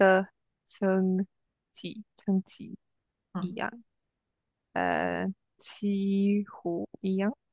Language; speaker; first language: Chinese; non-native, learner; English